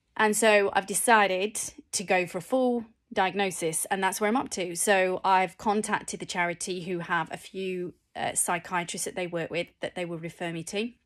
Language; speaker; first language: English; native; English